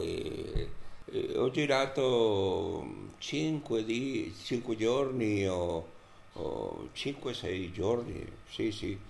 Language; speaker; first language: Italian; non-native, learner; Spanish